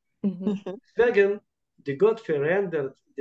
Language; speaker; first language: German; non-native, fluent; Russian